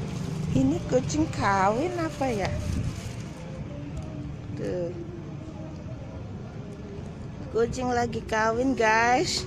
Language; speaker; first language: Indonesian; native; Indonesian